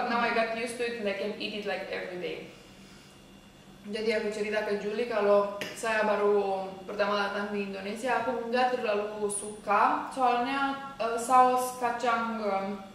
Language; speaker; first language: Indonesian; non-native, fluent; Romanian